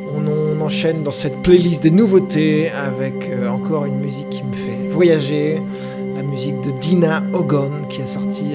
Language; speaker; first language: French; native; French